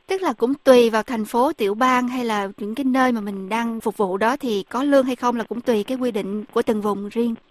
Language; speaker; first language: Vietnamese; native; Vietnamese